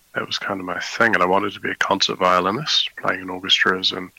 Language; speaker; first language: English; native; English